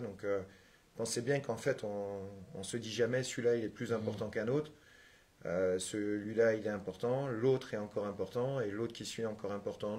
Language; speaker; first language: French; native; French